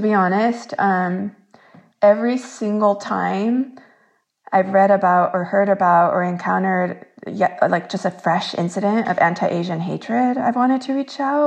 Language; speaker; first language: English; early bilingual, other home language; Korean